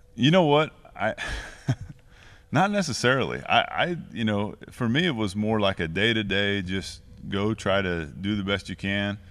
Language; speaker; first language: English; native; English